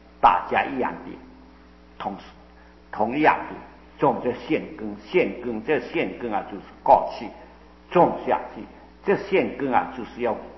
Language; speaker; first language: Chinese; non-native, local second language; Cantonese